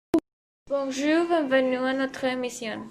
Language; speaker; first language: French; non-native, learner; Spanish